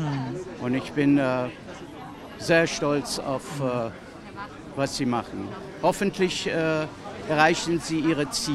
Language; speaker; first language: German; non-native, fluent; Persian